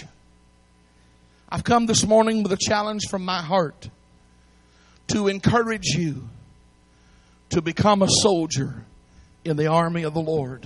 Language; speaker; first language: English; native; English